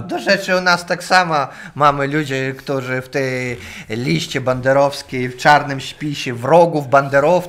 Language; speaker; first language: Polish; non-native, fluent; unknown